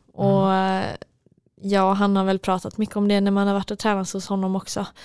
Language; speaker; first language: Swedish; native; Swedish